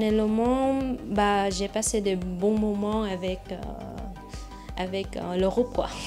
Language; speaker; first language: French; non-native, fluent; Vietnamese